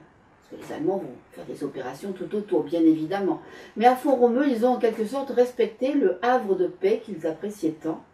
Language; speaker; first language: French; native; French